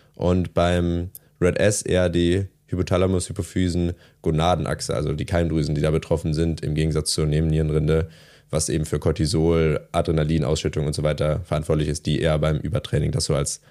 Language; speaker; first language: German; native; German